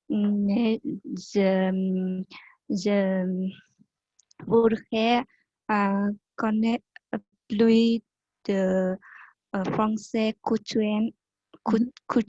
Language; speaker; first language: French; non-native, learner; Vietnamese